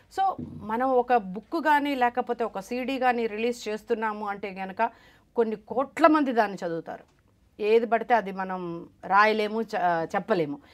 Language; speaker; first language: Telugu; non-native, local second language; Malayalam